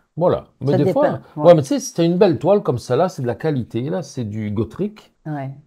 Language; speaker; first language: French; native; French